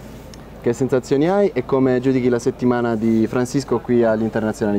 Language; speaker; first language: Italian; native; Italian